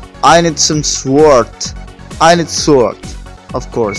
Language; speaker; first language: English; non-native, learner; Indonesian